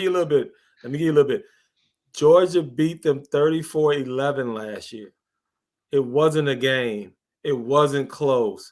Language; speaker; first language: English; native; English